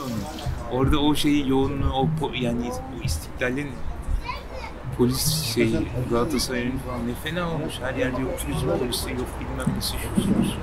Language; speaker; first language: Turkish; native; Turkish